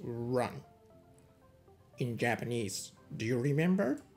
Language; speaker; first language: English; non-native, fluent; Japanese